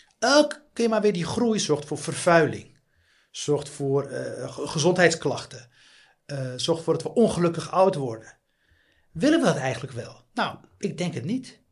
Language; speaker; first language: Dutch; early bilingual, other home language; Riffian